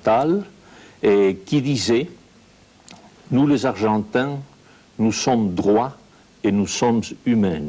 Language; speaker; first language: French; non-native, fluent; Spanish